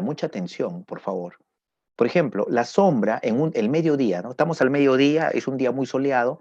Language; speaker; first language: Spanish; native; Spanish